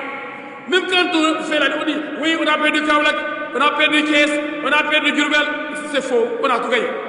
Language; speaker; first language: French; non-native, local second language; Wolof